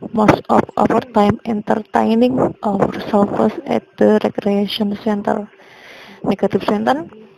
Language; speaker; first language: English; non-native, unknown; Indonesian